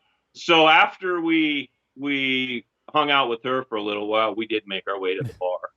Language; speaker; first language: English; native; English